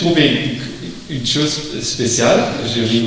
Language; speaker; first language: French; non-native, learner; German